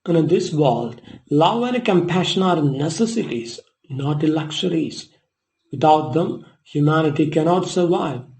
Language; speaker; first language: English; non-native, local second language; Malayalam